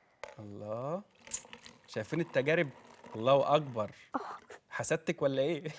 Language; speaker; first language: Arabic; native; Arabic